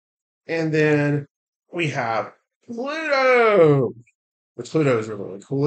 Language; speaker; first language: English; native; English